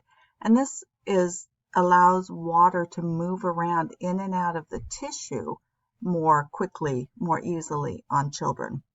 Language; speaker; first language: English; native; English